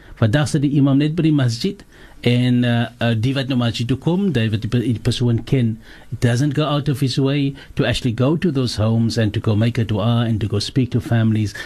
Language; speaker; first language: English; early bilingual, other home language; Afrikaans